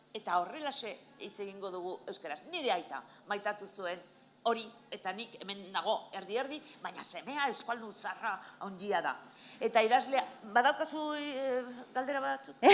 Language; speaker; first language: Basque; non-native, local second language; Spanish